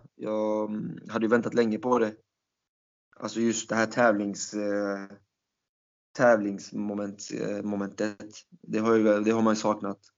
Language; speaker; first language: Swedish; early bilingual, other home language; Turkish